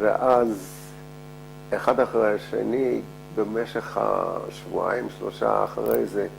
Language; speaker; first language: Hebrew; non-native, fluent; Dutch